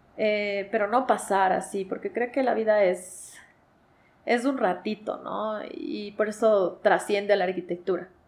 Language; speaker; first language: Spanish; native; Spanish